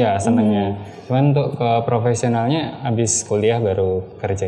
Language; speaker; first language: Indonesian; native; Indonesian